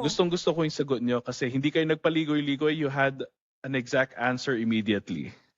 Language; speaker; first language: English; non-native, local second language; Filipino